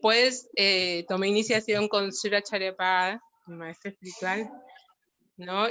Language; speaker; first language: Spanish; native; Spanish